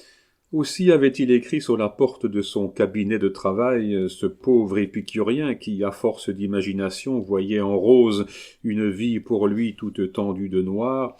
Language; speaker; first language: French; native; French